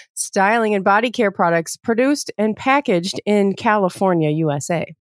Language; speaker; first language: English; native; English